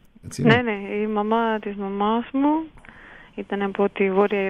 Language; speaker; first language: Greek; early bilingual, heritage; Romanian